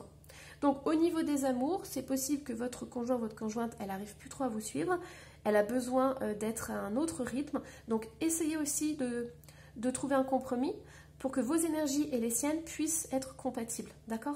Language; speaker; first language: French; native; French